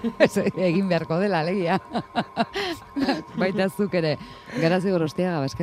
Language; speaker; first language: Basque; native; Basque